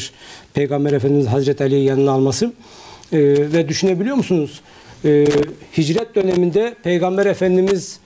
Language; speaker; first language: Turkish; native; Turkish